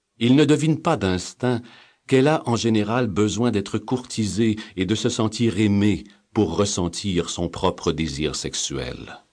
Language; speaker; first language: French; native; French